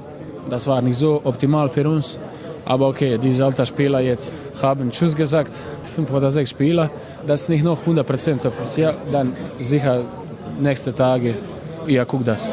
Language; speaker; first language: German; non-native, fluent; Croatian